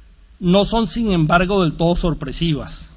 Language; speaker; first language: Spanish; native; Spanish